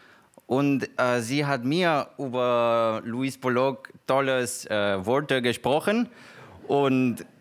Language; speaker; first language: German; non-native, learner; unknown